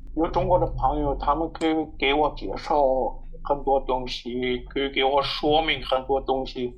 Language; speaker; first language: Chinese; non-native, learner; German